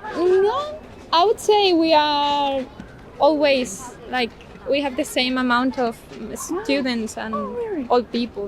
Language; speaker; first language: English; non-native, fluent; Spanish